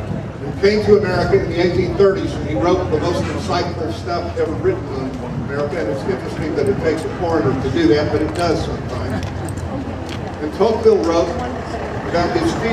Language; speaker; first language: English; native; English